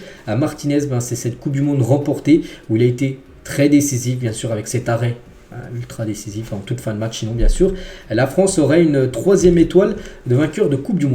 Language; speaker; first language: French; native; French